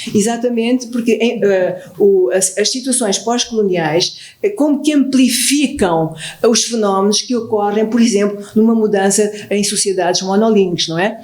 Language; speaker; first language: Portuguese; native; Portuguese